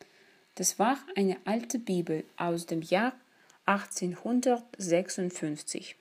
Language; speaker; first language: German; non-native, fluent; Russian